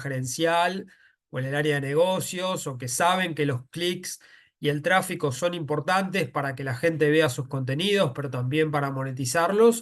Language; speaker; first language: Spanish; native; Spanish